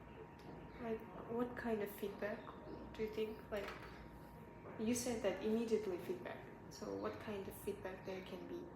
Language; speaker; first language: English; non-native, learner; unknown